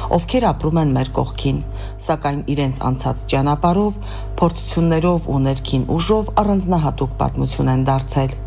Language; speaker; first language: Armenian; native; Armenian